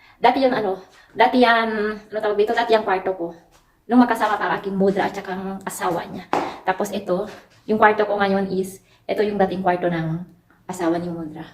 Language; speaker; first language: Filipino; native; Filipino